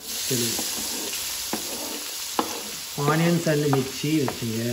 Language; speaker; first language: Tamil; non-native, learner; Telugu